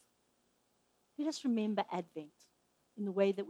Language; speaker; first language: English; native; English